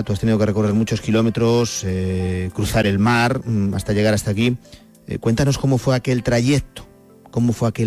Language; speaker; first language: Spanish; native; Spanish